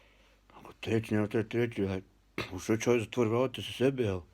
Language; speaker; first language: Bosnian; early bilingual, heritage; Bosnian